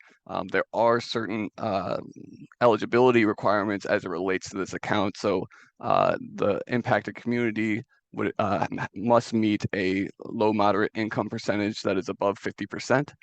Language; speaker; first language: English; native; English